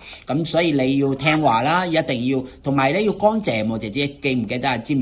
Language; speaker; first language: Cantonese; native; Cantonese